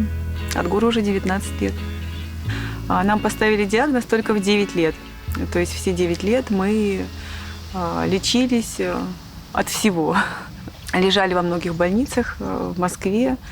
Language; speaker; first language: Russian; native; Russian